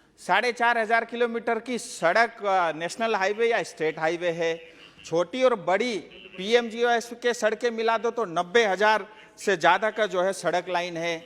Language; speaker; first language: Hindi; non-native, local second language; Nepali